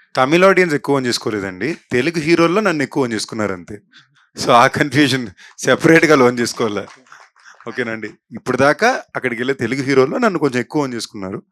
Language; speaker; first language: Telugu; native; Telugu